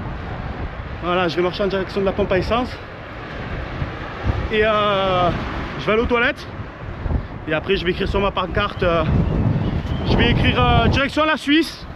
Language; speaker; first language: French; native; French